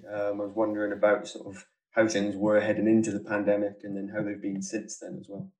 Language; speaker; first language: English; native; English